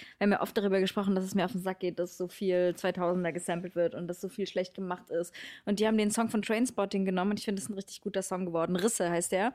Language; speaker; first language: German; native; German